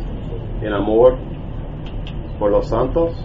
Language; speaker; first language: Spanish; non-native, learner; English